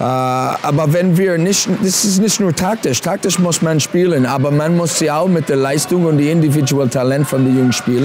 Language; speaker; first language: German; non-native, learner; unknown